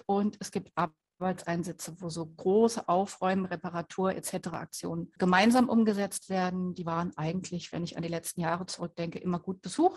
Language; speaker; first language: German; native; German